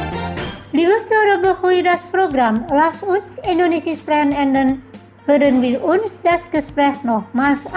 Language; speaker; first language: German; non-native, fluent; Indonesian